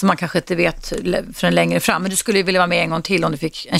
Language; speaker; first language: Swedish; native; Swedish